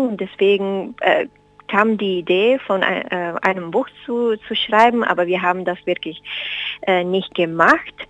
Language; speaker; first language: German; non-native, fluent; Spanish